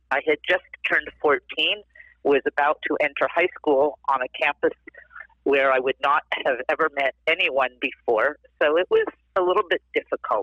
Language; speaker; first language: English; native; English